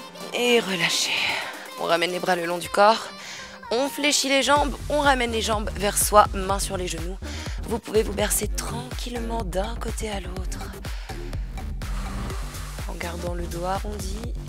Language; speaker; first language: French; native; French